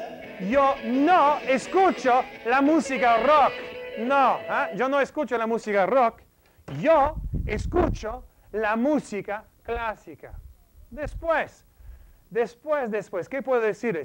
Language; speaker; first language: Spanish; non-native, fluent; English